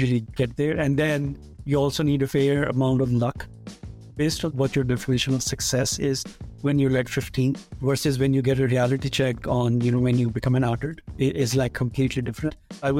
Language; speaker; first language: English; non-native, local second language; Punjabi